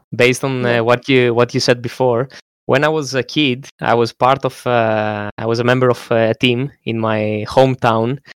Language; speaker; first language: English; non-native, fluent; Greek